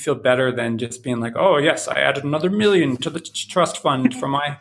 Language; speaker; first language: English; native; English